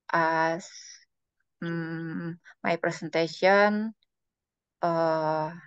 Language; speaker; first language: English; non-native, learner; Indonesian